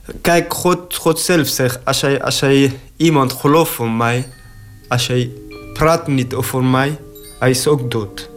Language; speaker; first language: Dutch; non-native, learner; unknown